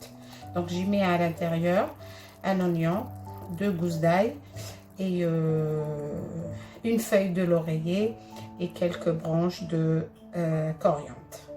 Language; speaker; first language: French; non-native, local second language; Arabic